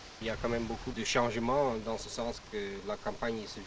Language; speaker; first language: French; non-native, fluent; Dutch